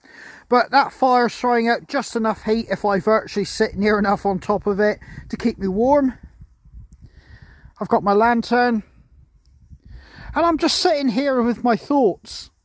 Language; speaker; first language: English; native; English